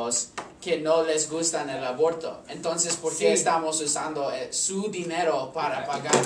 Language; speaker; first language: Spanish; non-native, learner; English